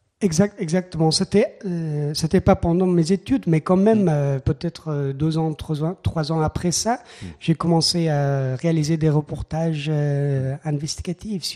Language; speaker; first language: French; non-native, fluent; Persian